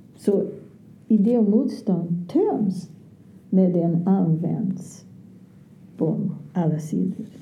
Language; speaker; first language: Swedish; non-native, fluent; Portuguese